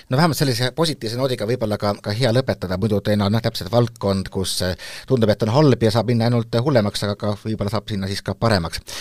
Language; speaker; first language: Estonian; non-native, local second language; Russian